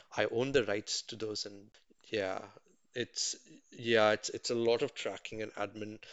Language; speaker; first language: English; non-native, local second language; Tamil